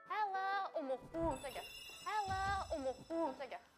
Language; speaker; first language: Korean; native; Korean